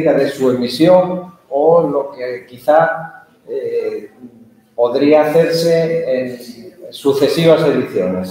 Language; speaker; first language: Spanish; early bilingual, heritage; Spanish